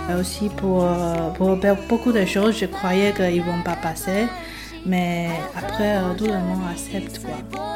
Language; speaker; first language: French; non-native, fluent; Chinese